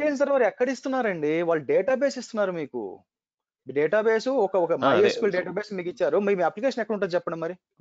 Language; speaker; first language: Telugu; native; Telugu